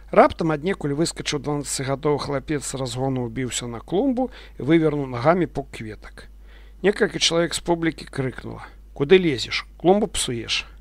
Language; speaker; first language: Belarusian; non-native, local second language; Russian